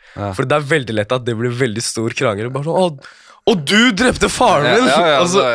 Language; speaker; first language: Norwegian; early bilingual, other home language; Kurdish